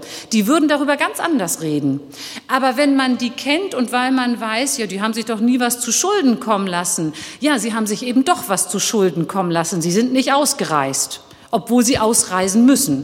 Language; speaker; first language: German; early bilingual, other home language; Turkish